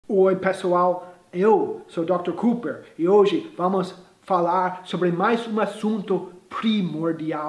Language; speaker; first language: Portuguese; non-native, fluent; English